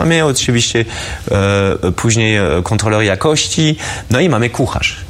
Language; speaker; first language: Polish; non-native, fluent; French